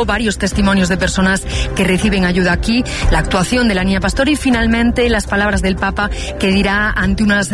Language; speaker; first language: Spanish; native; Spanish